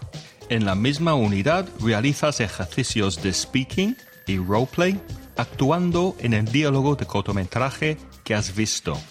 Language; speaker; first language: Spanish; non-native, fluent; English